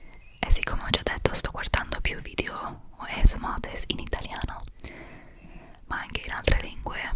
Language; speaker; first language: Italian; non-native, fluent; English